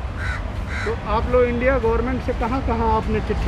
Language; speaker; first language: Hindi; native; Hindi